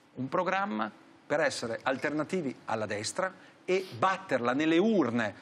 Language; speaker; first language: Italian; native; Italian